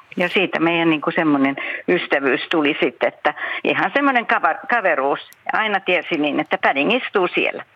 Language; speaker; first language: Finnish; native; Finnish